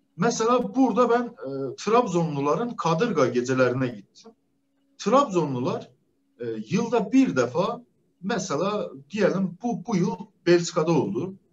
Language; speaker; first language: Turkish; native; Turkish